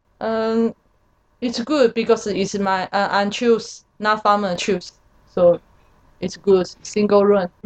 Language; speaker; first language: English; non-native, learner; Chinese